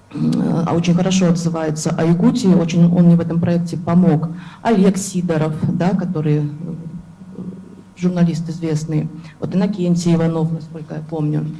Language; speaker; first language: Russian; native; Russian